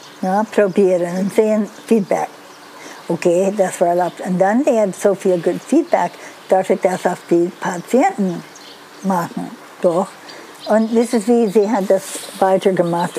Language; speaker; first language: German; non-native, learner; Dutch